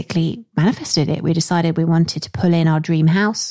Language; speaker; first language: English; native; English